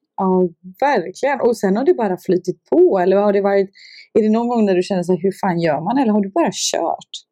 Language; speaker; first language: Swedish; early bilingual, other home language; Serbian